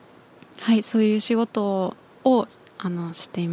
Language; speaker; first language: Japanese; non-native, fluent; German